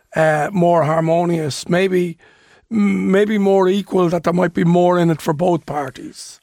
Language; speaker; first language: English; native; English